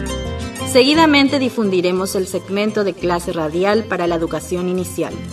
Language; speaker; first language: Spanish; native; Spanish